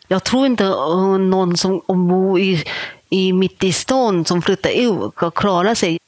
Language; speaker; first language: Swedish; non-native, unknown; Thai